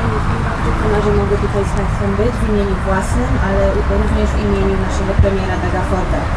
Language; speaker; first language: Polish; early bilingual, heritage; Polish